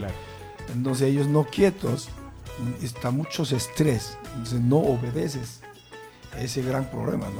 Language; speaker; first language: Spanish; non-native, learner; Korean